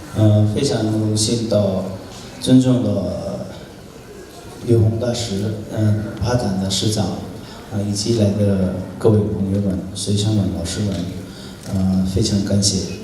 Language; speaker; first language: Chinese; non-native, fluent; Nepali